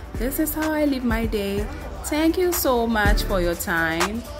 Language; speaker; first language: English; non-native, local second language; Akan